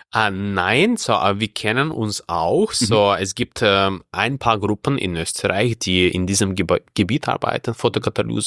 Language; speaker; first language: German; non-native, fluent; Russian